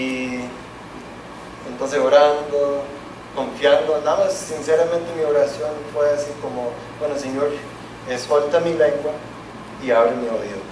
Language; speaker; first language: Spanish; non-native, fluent; English